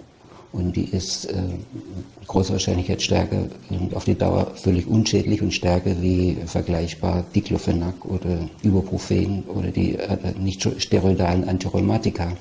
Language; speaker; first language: German; native; German